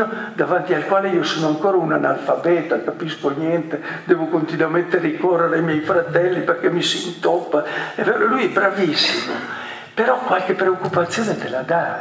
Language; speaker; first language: Italian; native; Italian